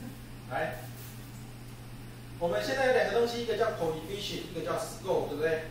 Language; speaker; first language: Chinese; native; Chinese